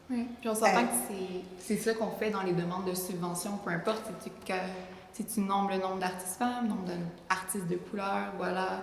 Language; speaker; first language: French; native; French